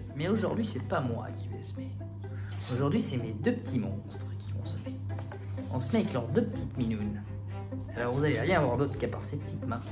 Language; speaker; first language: French; native; French